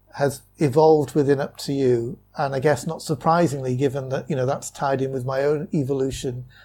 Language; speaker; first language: English; native; English